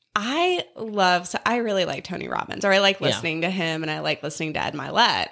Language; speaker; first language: English; native; English